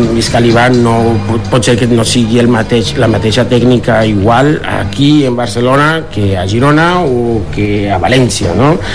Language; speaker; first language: Catalan; non-native, fluent; Spanish